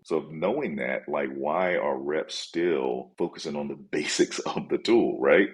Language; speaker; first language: English; native; English